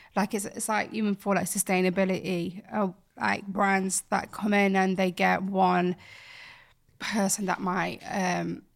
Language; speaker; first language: English; native; English